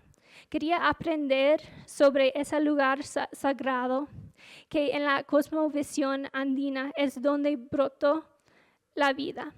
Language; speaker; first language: Spanish; non-native, fluent; English